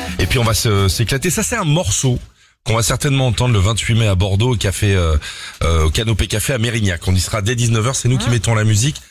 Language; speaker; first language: French; native; French